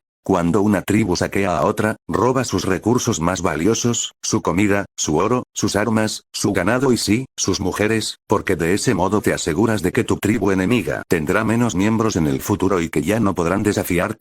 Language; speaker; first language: Spanish; native; Spanish